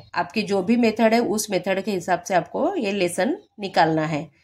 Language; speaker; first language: Hindi; non-native, local second language; Marathi